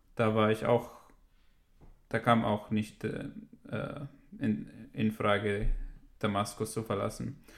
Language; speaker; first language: German; non-native, fluent; Arabic